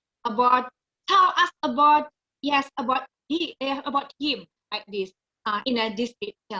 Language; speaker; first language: English; non-native, learner; Indonesian